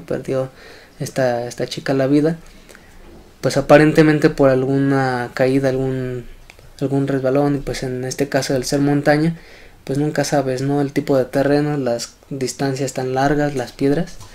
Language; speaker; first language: Spanish; native; Spanish